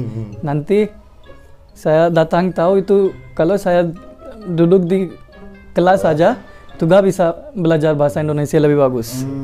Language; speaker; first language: Indonesian; non-native, learner; Hindi